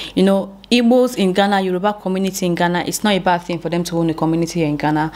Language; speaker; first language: English; non-native, local second language; Igbo